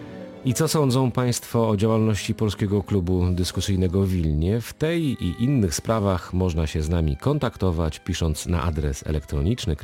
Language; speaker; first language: Polish; native; Polish